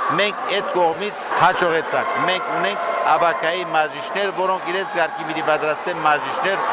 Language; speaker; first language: Armenian; early bilingual, heritage; Armenian